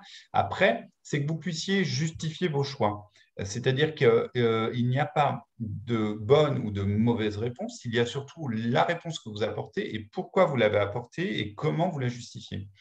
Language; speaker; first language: French; native; French